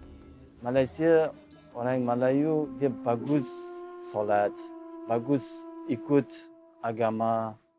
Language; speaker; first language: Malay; non-native, learner; Uzbek